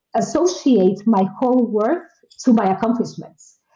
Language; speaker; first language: English; non-native, fluent; Spanish